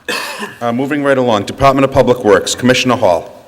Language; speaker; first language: English; native; English